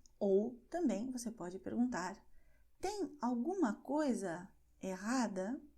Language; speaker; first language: Portuguese; non-native, fluent; Spanish